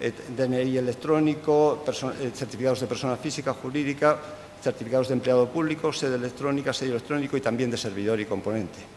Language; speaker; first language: Spanish; native; Spanish